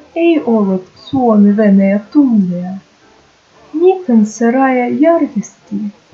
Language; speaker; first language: Finnish; non-native, learner; Russian